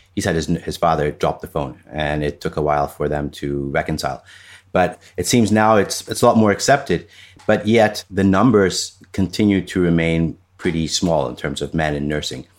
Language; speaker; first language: English; non-native, fluent; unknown